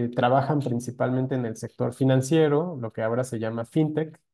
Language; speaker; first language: Spanish; native; Spanish